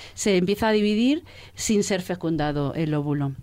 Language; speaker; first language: Spanish; native; Spanish